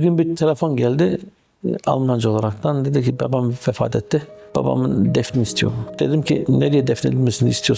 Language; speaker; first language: Turkish; early bilingual, heritage; Turkish